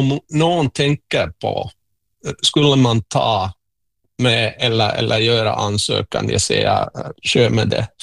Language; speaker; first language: Swedish; non-native, local second language; Finnish